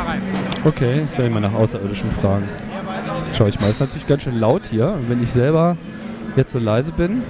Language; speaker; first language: German; native; German